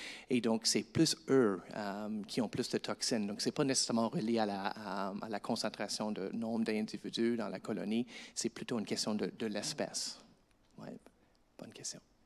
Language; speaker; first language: French; native; French